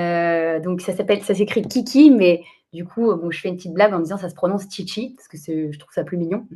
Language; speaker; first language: French; native; French